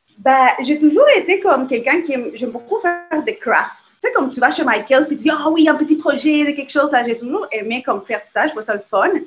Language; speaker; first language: French; non-native, fluent; Spanish